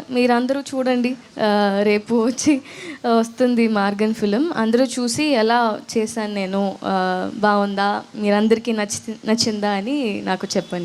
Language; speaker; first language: Telugu; non-native, learner; Tamil